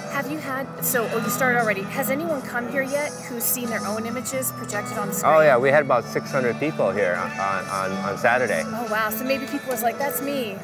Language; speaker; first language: English; native; English